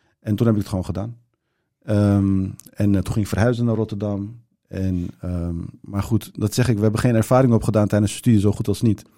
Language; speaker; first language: Dutch; early bilingual, other home language; Turkish